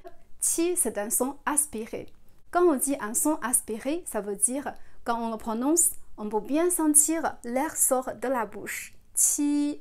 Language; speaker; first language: French; non-native, fluent; Chinese